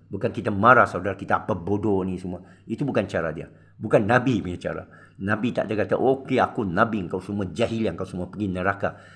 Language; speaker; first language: Malay; non-native, local second language; Min Nan Chinese